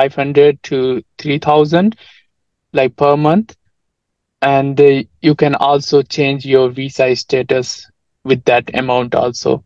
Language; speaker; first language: English; non-native, local second language; Nepali